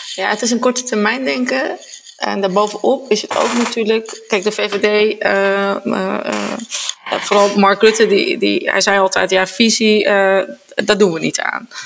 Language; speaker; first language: Dutch; native; Dutch